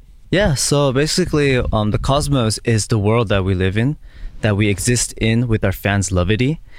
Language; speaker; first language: English; early bilingual, other home language; Korean